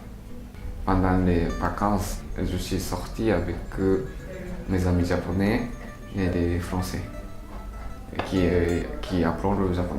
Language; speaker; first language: French; non-native, learner; Japanese